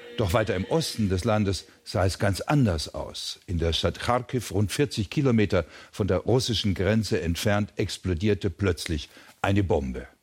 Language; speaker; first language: German; native; German